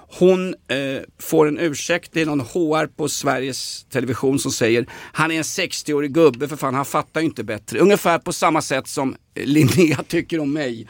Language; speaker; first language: Swedish; native; Swedish